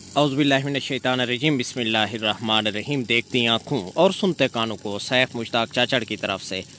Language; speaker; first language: Urdu; non-native, local second language; Sindhi